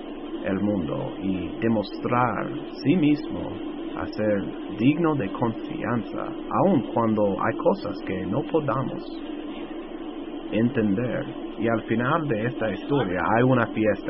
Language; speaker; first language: Spanish; non-native, fluent; English